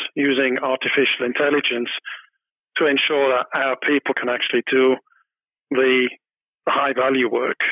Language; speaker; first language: English; non-native, fluent; German